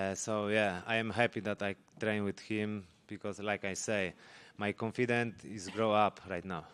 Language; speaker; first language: English; non-native, learner; Polish